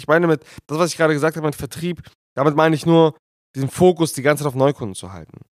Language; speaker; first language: German; native; German